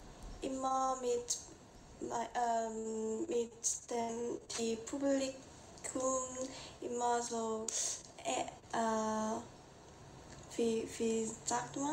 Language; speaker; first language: German; non-native, learner; Korean